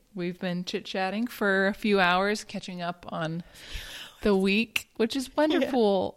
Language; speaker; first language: English; native; English